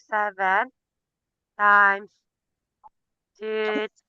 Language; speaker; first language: English; non-native, fluent; Filipino